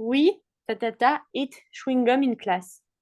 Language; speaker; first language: English; non-native, fluent; French